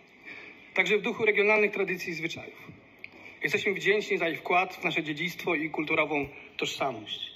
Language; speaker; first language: Polish; native; Polish